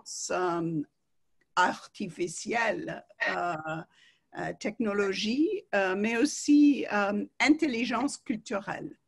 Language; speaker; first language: French; non-native, fluent; English